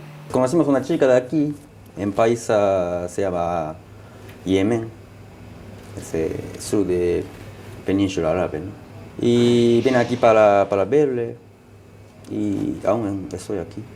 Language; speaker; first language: Spanish; non-native, learner; Japanese